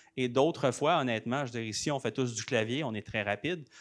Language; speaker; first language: French; native; French